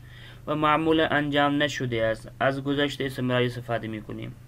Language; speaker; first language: Persian; non-native, fluent; Urdu